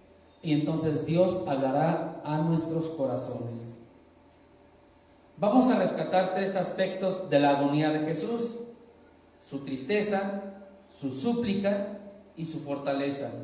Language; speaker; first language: Spanish; native; Spanish